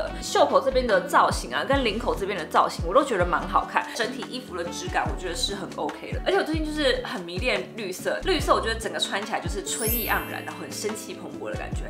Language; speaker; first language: Chinese; native; Chinese